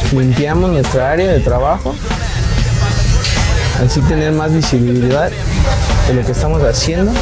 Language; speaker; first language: Spanish; native; Spanish